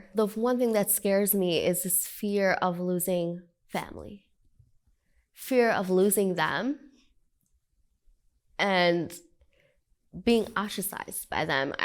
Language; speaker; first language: English; early bilingual, other home language; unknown